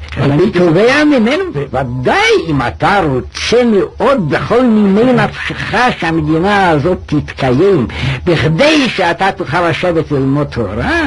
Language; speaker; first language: Hebrew; native; Hebrew